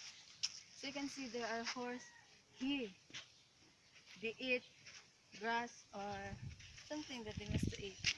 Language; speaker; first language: English; non-native, learner; Cebuano